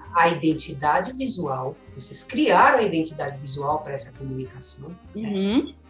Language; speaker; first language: Portuguese; native; Portuguese